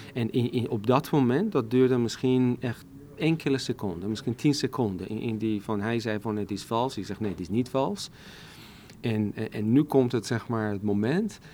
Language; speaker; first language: Dutch; non-native, fluent; Persian